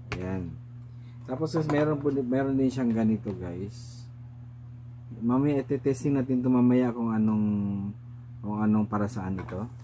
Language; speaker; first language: Filipino; non-native, local second language; Cebuano